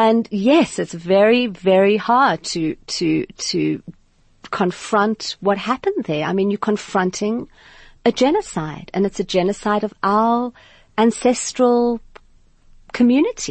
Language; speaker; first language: English; native; English